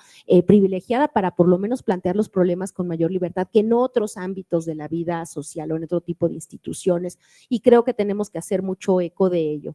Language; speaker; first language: Spanish; native; Spanish